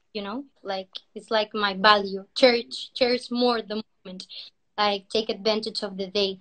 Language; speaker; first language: English; non-native, learner; Spanish